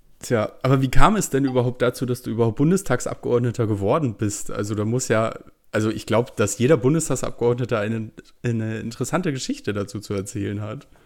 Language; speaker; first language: German; native; German